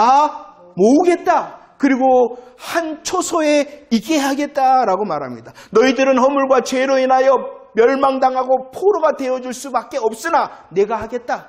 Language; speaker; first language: Korean; native; Korean